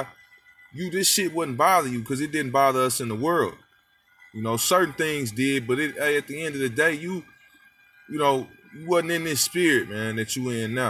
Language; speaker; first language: English; native; English